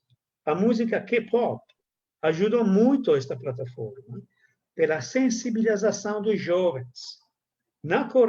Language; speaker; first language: Portuguese; non-native, fluent; Italian